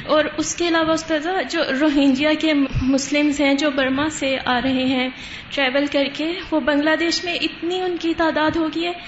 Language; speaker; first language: Urdu; native; Urdu